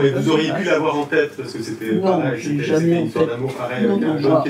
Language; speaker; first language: French; native; French